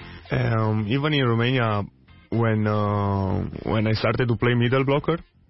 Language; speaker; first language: English; non-native, fluent; Romanian